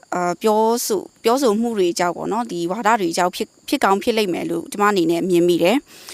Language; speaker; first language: Burmese; non-native, local second language; Mon